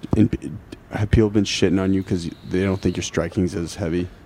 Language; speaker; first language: English; native; English